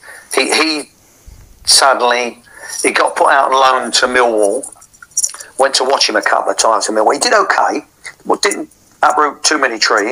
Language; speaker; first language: English; native; English